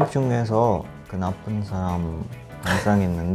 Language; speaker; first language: Korean; non-native, learner; Italian